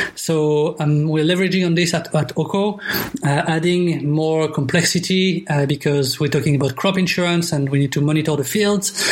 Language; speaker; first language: English; non-native, fluent; French